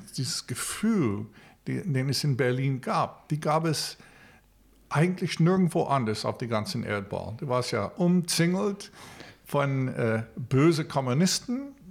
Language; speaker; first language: German; non-native, fluent; English